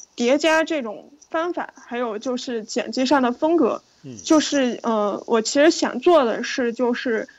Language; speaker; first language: Chinese; native; Chinese